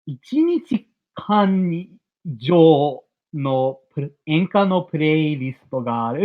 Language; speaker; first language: Japanese; non-native, learner; English